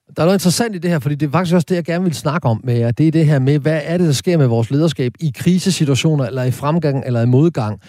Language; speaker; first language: Danish; native; Danish